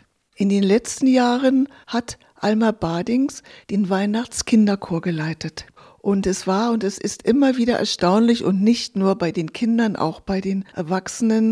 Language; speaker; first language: German; native; German